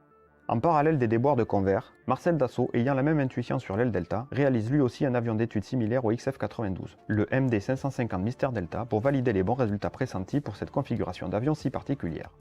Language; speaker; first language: French; native; French